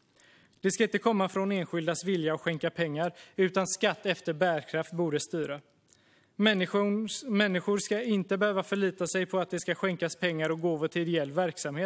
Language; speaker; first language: Swedish; native; Swedish